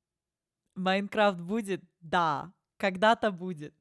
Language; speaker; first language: Russian; early bilingual, heritage; Russian